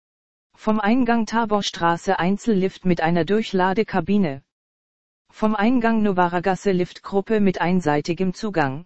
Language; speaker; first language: German; native; German